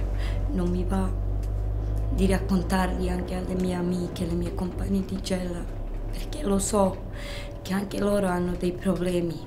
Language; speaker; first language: Italian; non-native, fluent; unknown